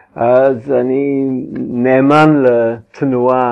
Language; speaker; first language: Hebrew; non-native, fluent; English